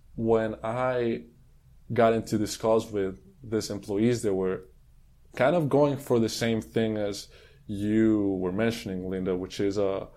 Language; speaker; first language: English; non-native, fluent; Spanish